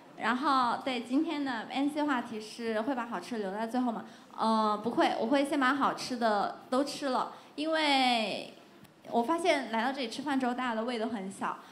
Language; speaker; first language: Chinese; native; Chinese